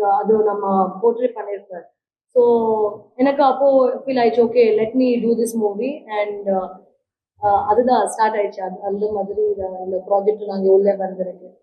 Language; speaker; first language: Tamil; non-native, learner; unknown